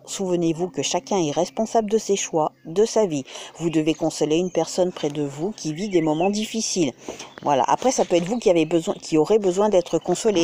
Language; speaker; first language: French; native; French